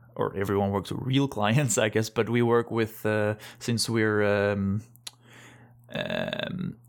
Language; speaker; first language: English; non-native, fluent; Dutch